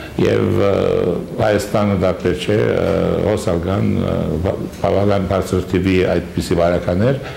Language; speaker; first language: Armenian; early bilingual, heritage; Armenian